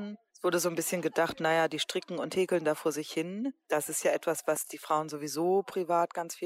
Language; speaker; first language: German; native; German